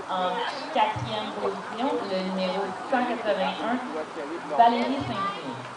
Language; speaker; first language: French; native; French